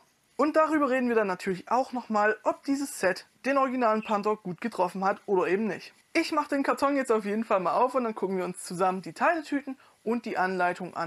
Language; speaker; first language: German; native; German